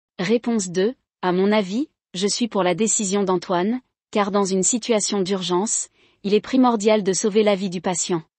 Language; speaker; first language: French; non-native, local second language; Arabic